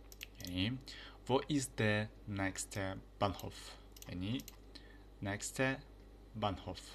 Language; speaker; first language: German; non-native, fluent; Uzbek